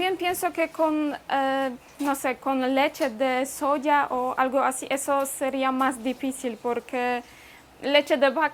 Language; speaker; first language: Spanish; non-native, fluent; Polish